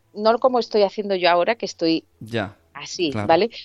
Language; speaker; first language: Spanish; native; Spanish